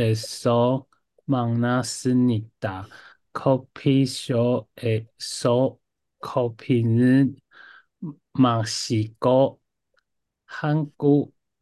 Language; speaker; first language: Korean; non-native, learner; Chinese